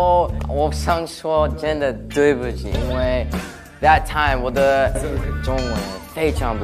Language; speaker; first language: Chinese; non-native, learner; English